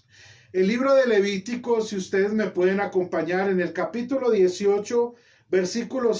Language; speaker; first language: Spanish; native; Spanish